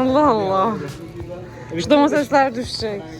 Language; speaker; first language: Turkish; native; Turkish